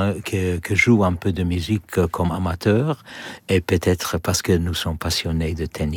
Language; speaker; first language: French; non-native, learner; English